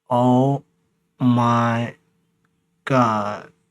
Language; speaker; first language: English; native; English